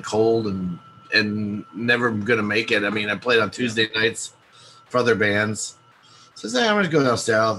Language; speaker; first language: English; native; English